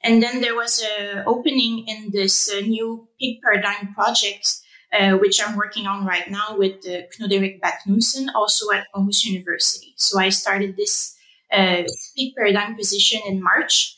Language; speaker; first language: English; non-native, fluent; French